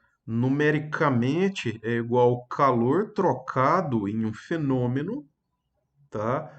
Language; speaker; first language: Portuguese; native; Portuguese